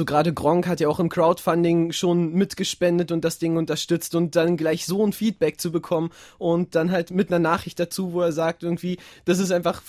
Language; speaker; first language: German; native; German